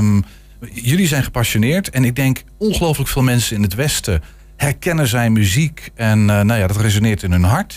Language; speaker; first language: Dutch; native; Dutch